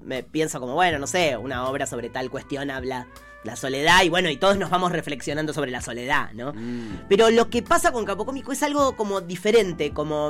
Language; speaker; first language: Spanish; native; Spanish